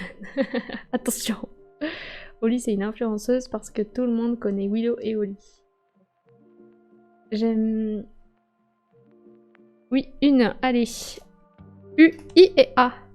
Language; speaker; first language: French; native; French